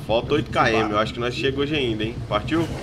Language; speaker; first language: Portuguese; native; Portuguese